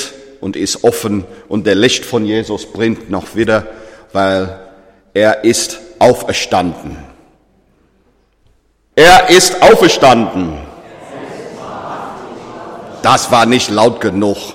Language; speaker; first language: German; non-native, fluent; English